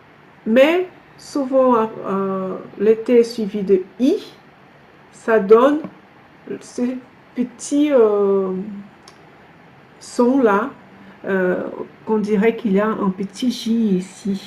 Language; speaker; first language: French; non-native, fluent; Portuguese